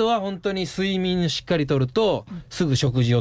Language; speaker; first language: Japanese; native; Japanese